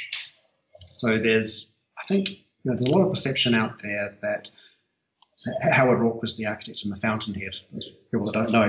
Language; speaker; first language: English; native; English